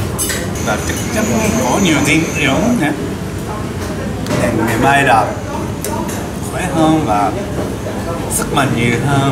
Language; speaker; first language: Vietnamese; non-native, learner; Japanese